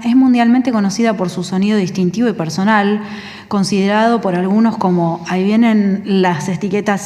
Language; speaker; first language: Spanish; native; Spanish